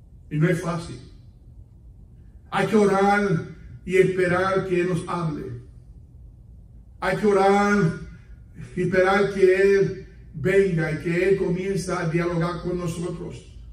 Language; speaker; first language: Spanish; native; Spanish